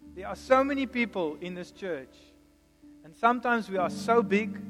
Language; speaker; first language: English; non-native, local second language; Afrikaans